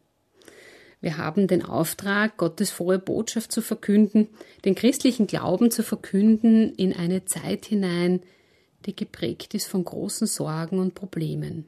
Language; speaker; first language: German; native; German